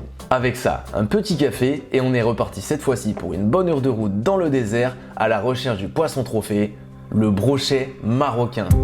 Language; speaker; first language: French; native; French